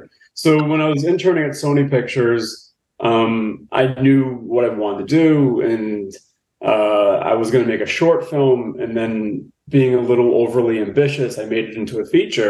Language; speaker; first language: English; native; English